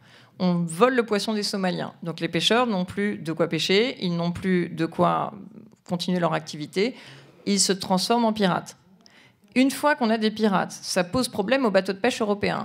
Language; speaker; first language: French; native; French